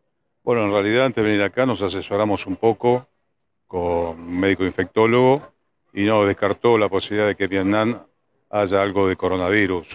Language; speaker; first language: Spanish; native; Spanish